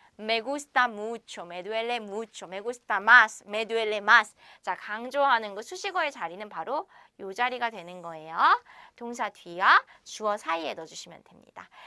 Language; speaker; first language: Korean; native; Korean